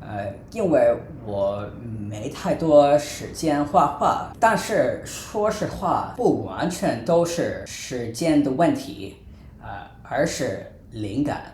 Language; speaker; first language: Chinese; non-native, fluent; English